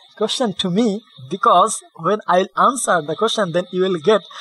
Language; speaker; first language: English; non-native, learner; Bangla